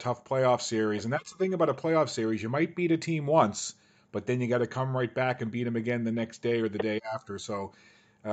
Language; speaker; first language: English; native; English